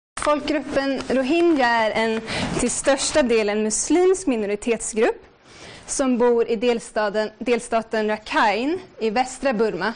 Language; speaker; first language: Swedish; native; Swedish